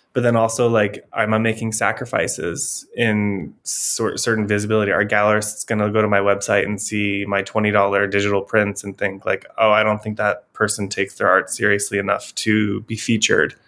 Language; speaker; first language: English; native; English